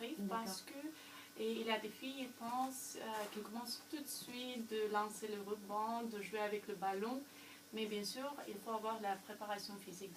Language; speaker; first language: French; non-native, fluent; Russian